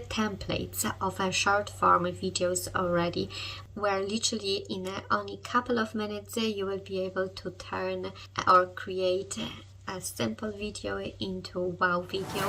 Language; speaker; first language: English; non-native, fluent; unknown